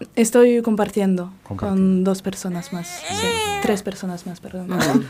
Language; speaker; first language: Spanish; non-native, fluent; French